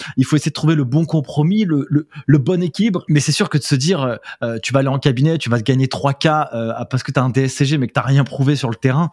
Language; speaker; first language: French; native; French